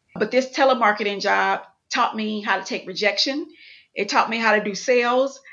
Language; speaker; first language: English; native; English